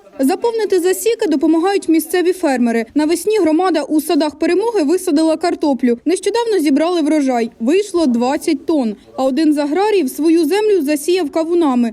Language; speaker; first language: Ukrainian; native; Ukrainian